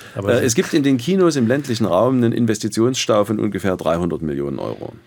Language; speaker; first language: German; native; German